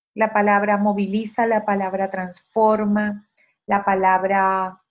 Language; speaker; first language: Spanish; native; Spanish